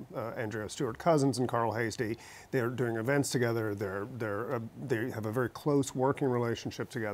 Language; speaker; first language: English; native; English